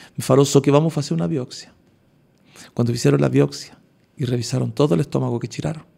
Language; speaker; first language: Portuguese; non-native, learner; Spanish